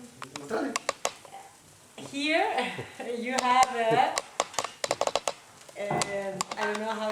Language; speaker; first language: English; non-native, learner; Spanish